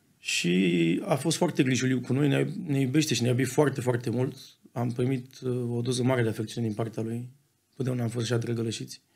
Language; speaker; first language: Romanian; native; Romanian